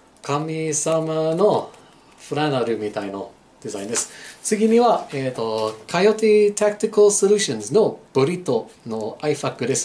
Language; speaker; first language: Japanese; non-native, learner; English